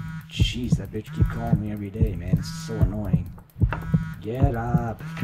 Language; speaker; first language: English; native; English